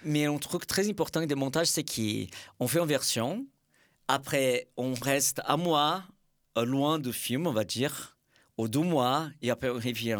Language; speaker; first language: French; non-native, fluent; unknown